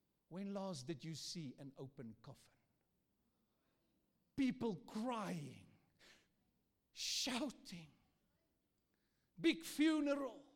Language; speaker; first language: English; non-native, local second language; Afrikaans